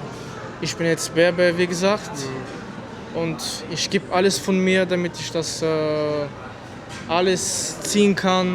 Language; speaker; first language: German; non-native, fluent; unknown